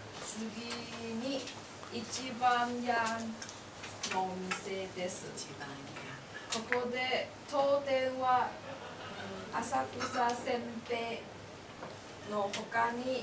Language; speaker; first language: Japanese; non-native, learner; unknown